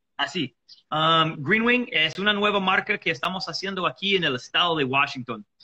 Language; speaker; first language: Spanish; non-native, fluent; English